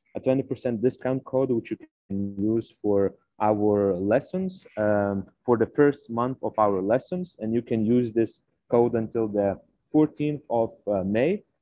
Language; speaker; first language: English; non-native, fluent; Lithuanian